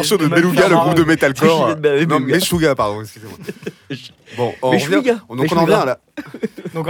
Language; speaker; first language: French; native; French